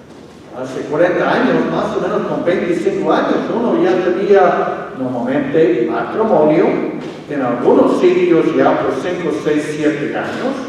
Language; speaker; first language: Spanish; non-native, fluent; English